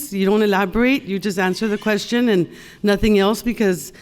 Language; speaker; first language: English; native; English